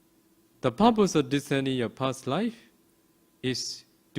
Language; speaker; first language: English; non-native, fluent; Burmese